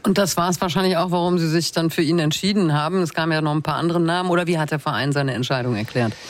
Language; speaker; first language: German; native; German